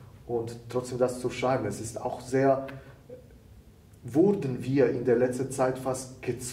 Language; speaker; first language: German; non-native, fluent; Italian